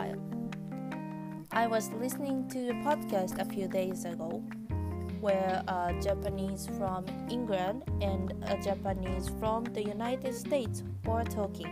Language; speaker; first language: English; non-native, fluent; Japanese